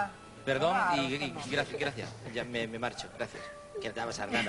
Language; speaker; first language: Spanish; native; Spanish